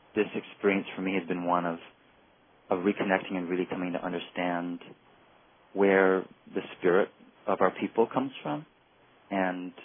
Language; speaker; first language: English; native; English